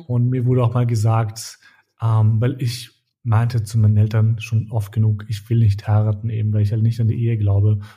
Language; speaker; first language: German; early bilingual, other home language; Albanian